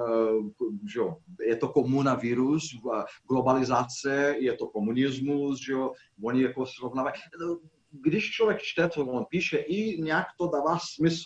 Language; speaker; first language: Czech; non-native, fluent; Portuguese